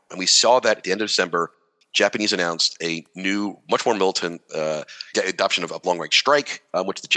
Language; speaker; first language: English; native; English